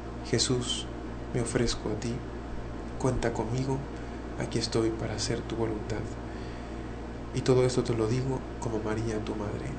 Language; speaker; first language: Spanish; native; Spanish